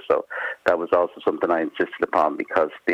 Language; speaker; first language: English; native; English